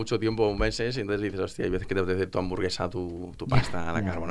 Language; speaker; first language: Spanish; native; Spanish